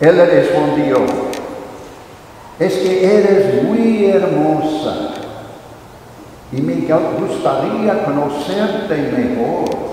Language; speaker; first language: Spanish; non-native, fluent; English